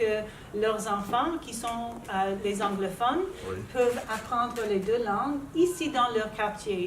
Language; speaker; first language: French; non-native, local second language; English